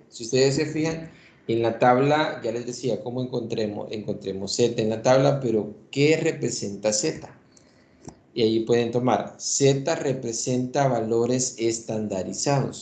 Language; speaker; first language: Spanish; native; Spanish